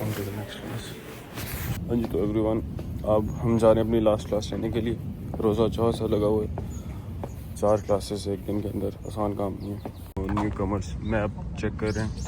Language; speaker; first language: Urdu; native; Urdu